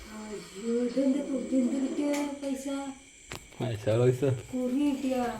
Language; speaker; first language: Malayalam; native; Malayalam